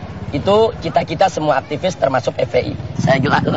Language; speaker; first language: Indonesian; native; Indonesian